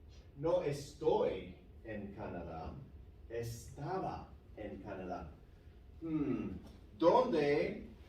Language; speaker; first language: Spanish; non-native, fluent; English